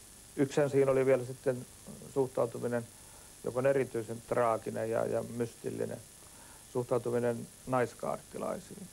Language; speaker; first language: Finnish; native; Finnish